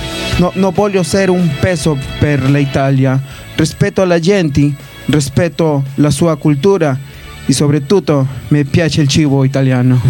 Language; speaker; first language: Italian; non-native, learner; Spanish